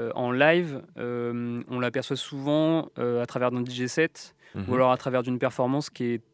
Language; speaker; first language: French; native; French